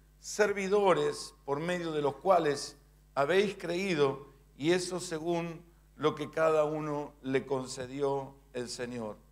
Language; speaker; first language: Spanish; native; Spanish